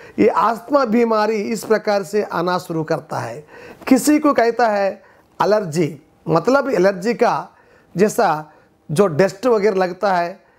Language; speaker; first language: Hindi; non-native, local second language; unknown